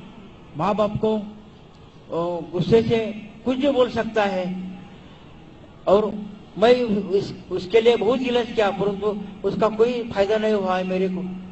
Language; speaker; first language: Hindi; non-native, local second language; Marathi